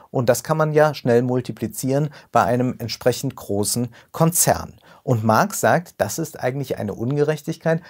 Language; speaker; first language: German; native; German